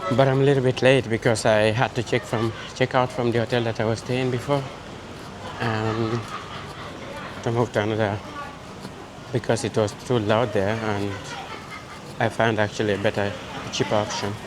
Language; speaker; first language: English; non-native, fluent; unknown